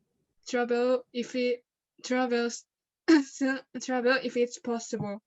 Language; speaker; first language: English; non-native, learner; Japanese